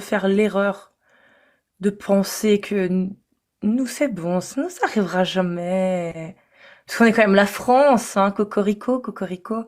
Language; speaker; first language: French; native; French